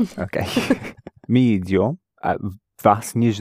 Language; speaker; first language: Russian; non-native, learner; English